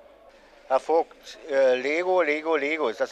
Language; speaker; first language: German; native; German